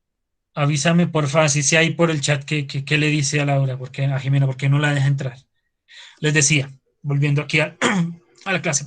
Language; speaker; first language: Spanish; native; Spanish